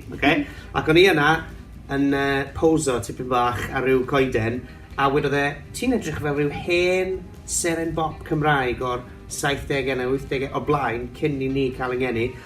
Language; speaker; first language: Welsh; non-native, local second language; English